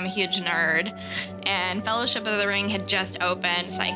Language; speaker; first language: English; native; English